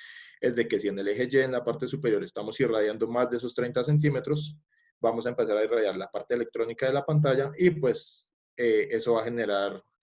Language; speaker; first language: Spanish; native; Spanish